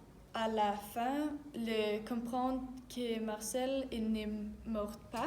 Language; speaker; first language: French; non-native, learner; Danish